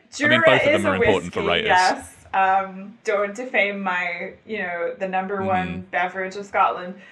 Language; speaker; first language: English; native; English